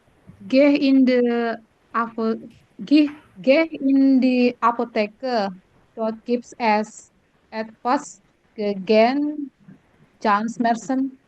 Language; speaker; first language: German; non-native, learner; Indonesian